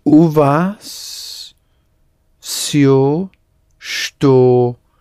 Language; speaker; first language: Russian; non-native, learner; English